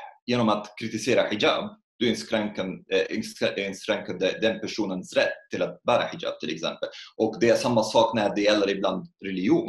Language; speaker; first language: Swedish; non-native, fluent; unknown